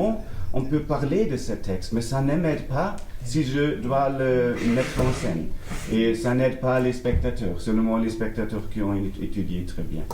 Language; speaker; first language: French; non-native, learner; German